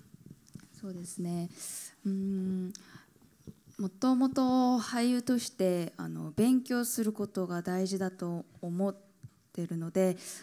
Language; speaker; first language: Japanese; non-native, fluent; Korean